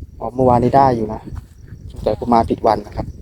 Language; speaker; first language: Thai; non-native, local second language; Northeastern Thai